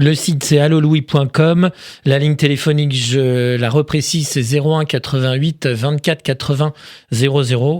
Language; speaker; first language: French; native; French